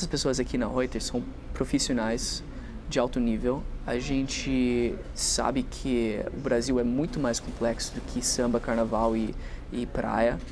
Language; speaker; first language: Portuguese; non-native, fluent; English